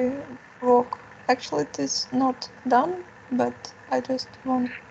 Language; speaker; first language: English; non-native, fluent; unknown